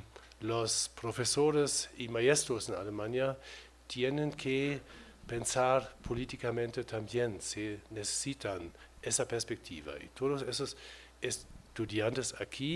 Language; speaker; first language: Spanish; non-native, fluent; German